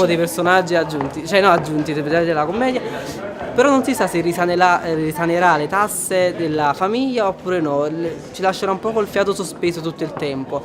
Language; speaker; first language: Italian; native; Italian